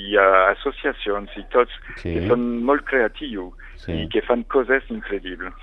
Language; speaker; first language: Catalan; non-native, fluent; French